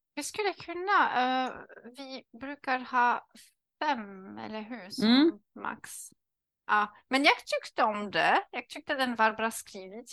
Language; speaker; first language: Swedish; non-native, learner; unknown